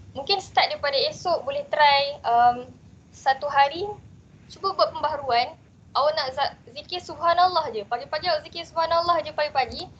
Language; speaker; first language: Malay; native; Malay